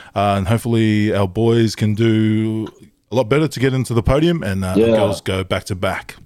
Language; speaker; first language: English; early bilingual, other home language; Tongan